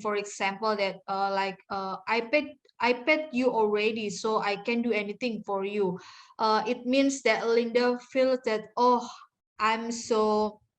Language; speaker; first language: English; non-native, learner; Indonesian